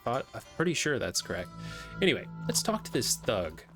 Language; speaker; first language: English; native; English